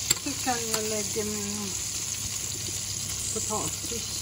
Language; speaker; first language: Swedish; non-native, fluent; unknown